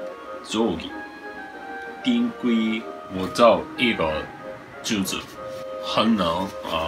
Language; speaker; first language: Chinese; non-native, learner; Japanese